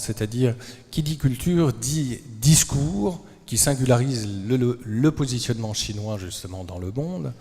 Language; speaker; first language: French; native; French